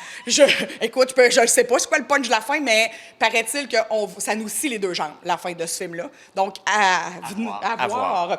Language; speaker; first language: French; native; French